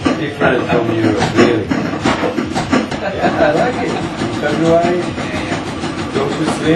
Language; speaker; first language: English; non-native, learner; Polish